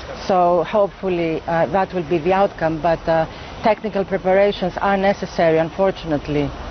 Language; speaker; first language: English; non-native, fluent; Greek